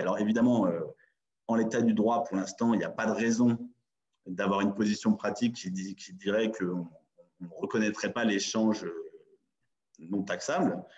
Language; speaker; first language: French; native; French